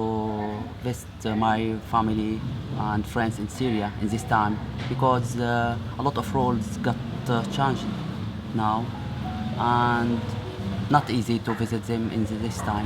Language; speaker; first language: English; non-native, learner; Arabic